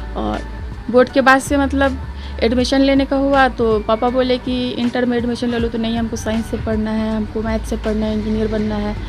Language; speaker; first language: Hindi; native; Hindi